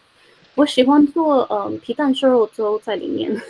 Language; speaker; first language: Chinese; early bilingual, heritage; Chinese